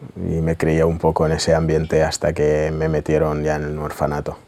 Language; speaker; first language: Spanish; early bilingual, other home language; Russian